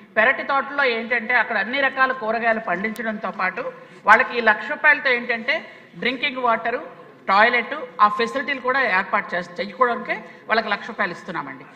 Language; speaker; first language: Telugu; native; Telugu